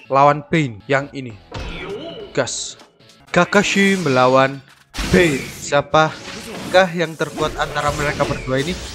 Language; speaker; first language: Indonesian; native; Indonesian